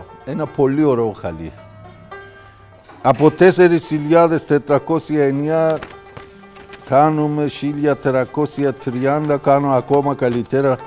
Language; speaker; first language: Greek; non-native, learner; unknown